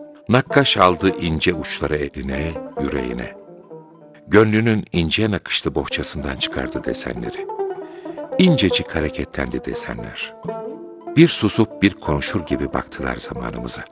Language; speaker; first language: Turkish; native; Turkish